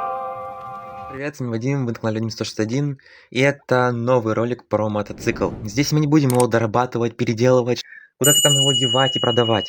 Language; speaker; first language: Russian; native; Russian